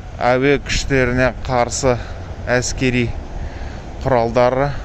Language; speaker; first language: Kazakh; non-native, local second language; Russian